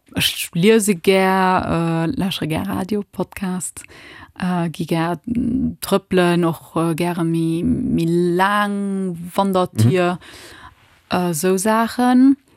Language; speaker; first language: Luxembourgish; early bilingual, other home language; Italian